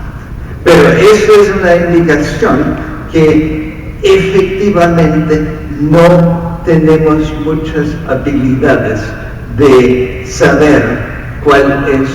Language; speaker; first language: Spanish; non-native, fluent; English